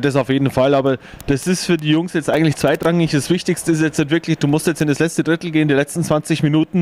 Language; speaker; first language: German; native; German